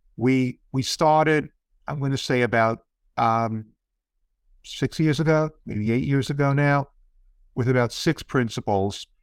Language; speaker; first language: English; native; English